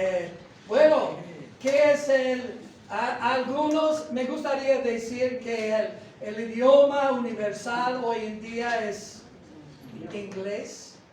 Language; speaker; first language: Spanish; non-native, fluent; English